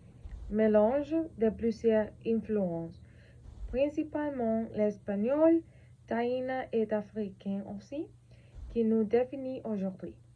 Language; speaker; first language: French; non-native, learner; Spanish